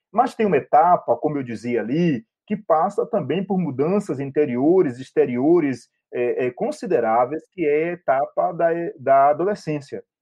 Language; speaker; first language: Portuguese; native; Portuguese